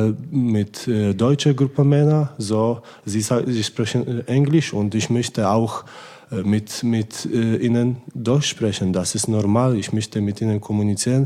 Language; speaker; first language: German; non-native, learner; Polish